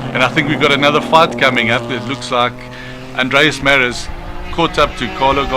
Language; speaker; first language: English; native; English